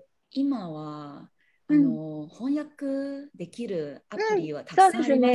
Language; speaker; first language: Japanese; non-native, learner; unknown